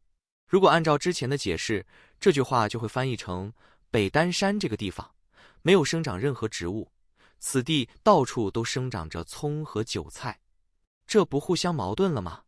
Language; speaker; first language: Chinese; native; Chinese